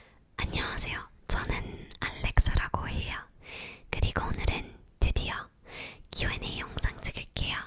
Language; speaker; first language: Korean; non-native, learner; English